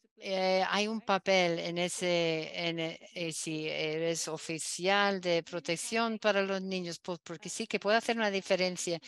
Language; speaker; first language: Spanish; non-native, learner; Dutch